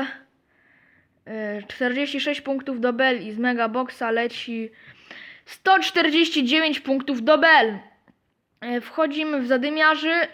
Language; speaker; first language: Polish; native; Polish